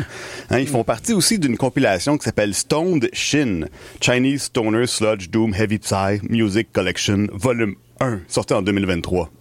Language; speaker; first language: French; native; French